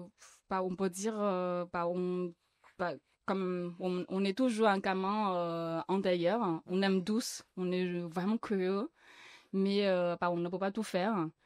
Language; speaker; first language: French; non-native, learner; Chinese